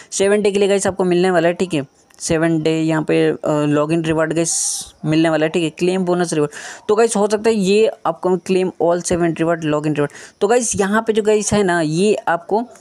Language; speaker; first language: Hindi; native; Hindi